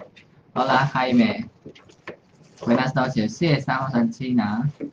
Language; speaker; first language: Spanish; non-native, fluent; Chinese